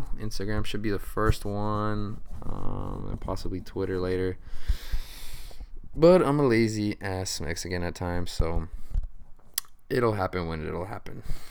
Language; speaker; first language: English; early bilingual, other home language; Spanish